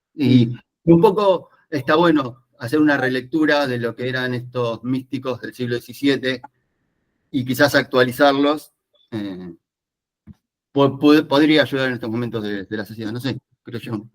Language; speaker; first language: Spanish; native; Spanish